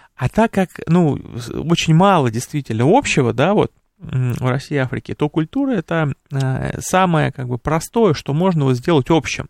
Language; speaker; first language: Russian; native; Russian